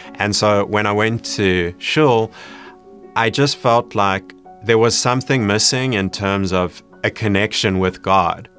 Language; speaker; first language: English; native; English